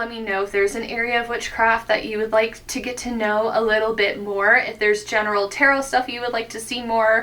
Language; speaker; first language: English; native; English